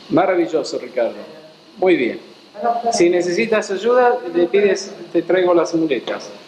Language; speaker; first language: Spanish; native; Spanish